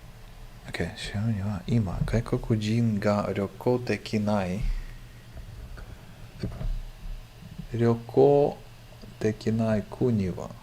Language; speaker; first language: Japanese; non-native, learner; English